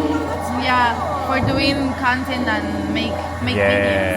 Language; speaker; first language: English; non-native, fluent; Spanish